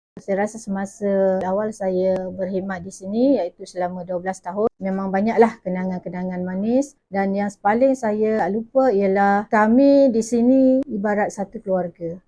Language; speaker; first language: Malay; native; Malay